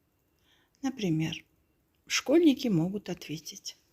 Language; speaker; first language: Russian; non-native, local second language; Kazakh